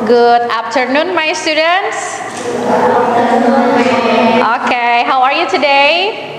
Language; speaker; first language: English; non-native, fluent; Indonesian